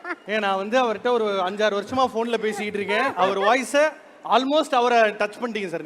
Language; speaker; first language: Tamil; native; Tamil